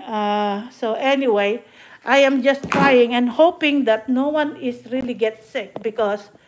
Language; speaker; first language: English; non-native, local second language; Filipino